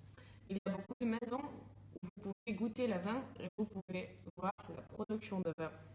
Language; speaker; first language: French; non-native, learner; Dutch